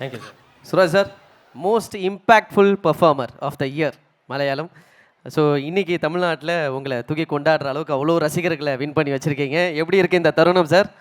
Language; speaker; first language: Tamil; native; Tamil